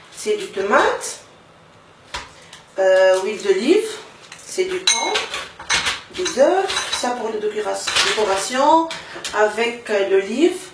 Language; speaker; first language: French; non-native, local second language; Arabic